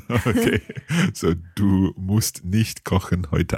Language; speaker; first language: German; non-native, learner; English